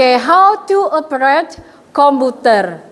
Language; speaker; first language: English; non-native, fluent; Indonesian